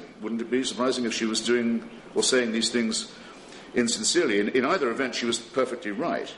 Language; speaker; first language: English; native; English